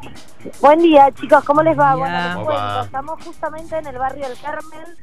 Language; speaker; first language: Spanish; native; Spanish